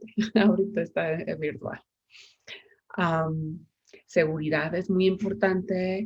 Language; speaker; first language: Spanish; non-native, fluent; English